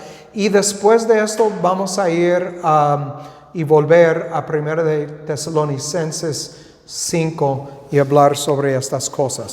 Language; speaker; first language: Spanish; non-native, fluent; English